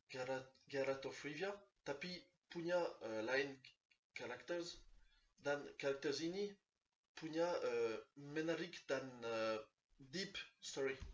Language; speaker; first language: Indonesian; non-native, learner; French